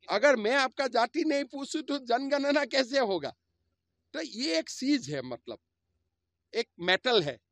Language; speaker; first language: Hindi; non-native, local second language; Assamese